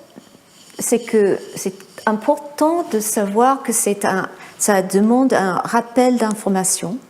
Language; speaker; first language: French; non-native, fluent; English